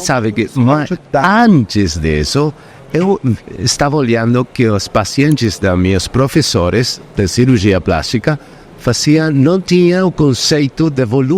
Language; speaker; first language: Portuguese; non-native, fluent; Spanish